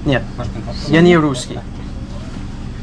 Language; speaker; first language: Russian; non-native, learner; English